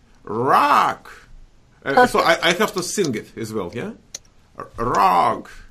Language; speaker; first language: English; non-native, fluent; Russian